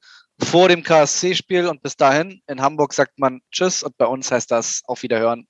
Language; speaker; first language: German; native; German